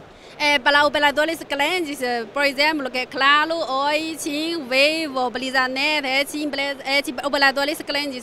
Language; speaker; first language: Portuguese; non-native, learner; Chinese